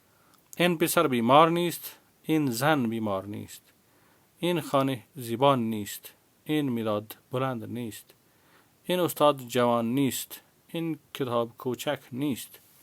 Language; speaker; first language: Persian; non-native, fluent; Urdu